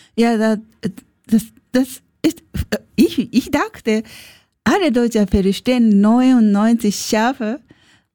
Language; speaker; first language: German; non-native, learner; Japanese